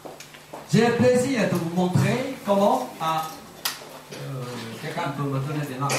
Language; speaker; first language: French; non-native, fluent; Chinese